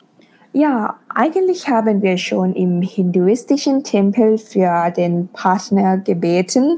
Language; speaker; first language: German; non-native, fluent; Thai